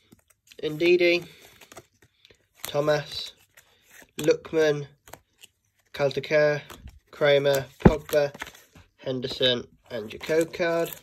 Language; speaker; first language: English; native; English